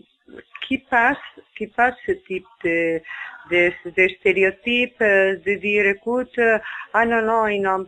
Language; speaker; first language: French; non-native, fluent; Spanish